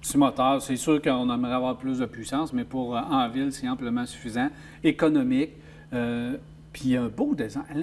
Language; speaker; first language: French; native; French